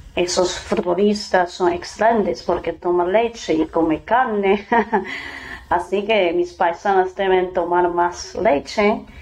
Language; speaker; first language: Spanish; non-native, fluent; Chinese